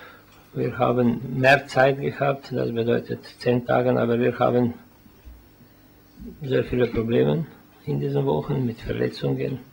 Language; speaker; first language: German; non-native, fluent; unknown